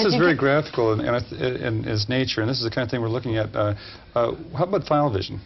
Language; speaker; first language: English; native; English